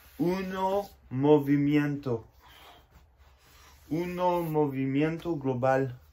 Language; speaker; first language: Spanish; non-native, learner; French